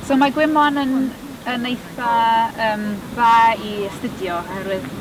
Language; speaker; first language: Welsh; non-native, local second language; English